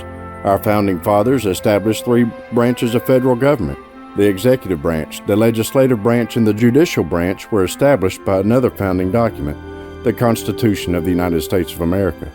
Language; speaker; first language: English; native; English